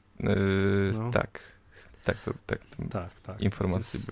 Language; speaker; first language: Polish; native; Polish